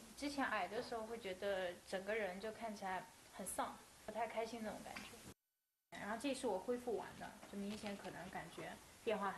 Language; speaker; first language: Chinese; native; Chinese